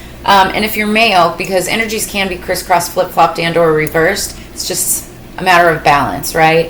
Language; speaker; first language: English; native; English